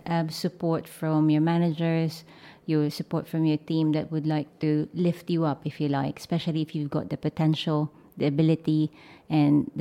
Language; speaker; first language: English; non-native, local second language; Filipino